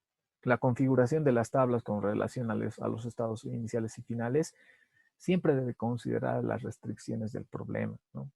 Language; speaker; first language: Spanish; native; Spanish